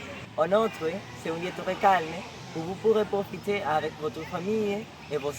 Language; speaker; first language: French; non-native, learner; Spanish